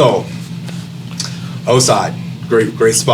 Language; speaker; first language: English; native; English